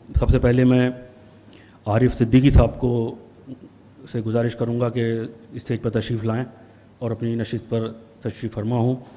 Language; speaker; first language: Urdu; native; Urdu